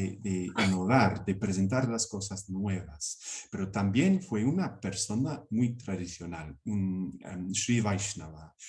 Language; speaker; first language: Spanish; non-native, fluent; English